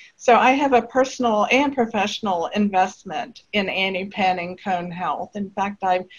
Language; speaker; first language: English; native; English